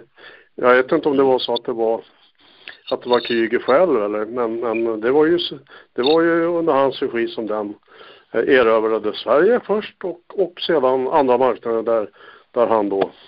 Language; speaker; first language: Swedish; native; Swedish